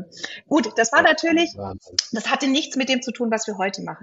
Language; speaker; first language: German; native; German